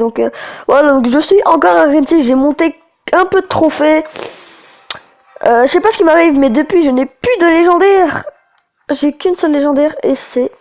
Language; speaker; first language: French; native; French